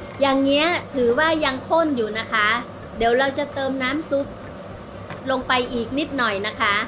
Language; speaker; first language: Thai; native; Thai